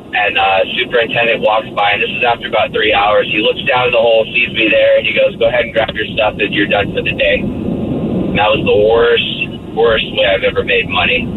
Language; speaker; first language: English; native; English